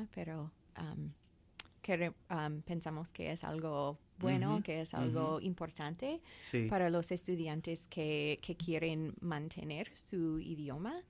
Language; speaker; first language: Spanish; non-native, fluent; English